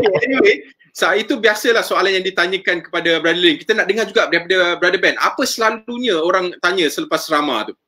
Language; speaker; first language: Malay; native; Malay